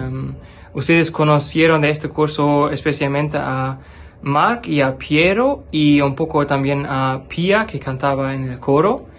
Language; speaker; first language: Spanish; non-native, fluent; German